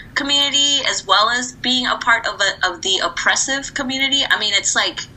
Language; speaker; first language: English; early bilingual, other home language; Spanish